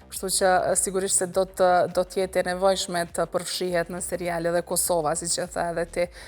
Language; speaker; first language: Albanian; native; Albanian